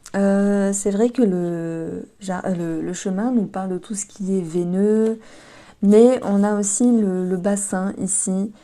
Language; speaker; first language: French; native; French